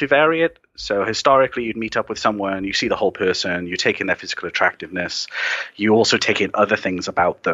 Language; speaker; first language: English; native; English